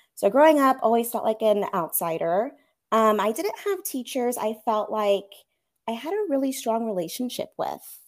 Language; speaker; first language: English; native; English